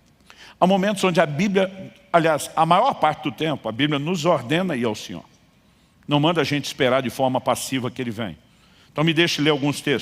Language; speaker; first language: Portuguese; native; Portuguese